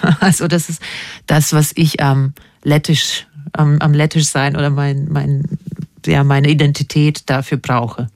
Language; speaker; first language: German; non-native, fluent; Latvian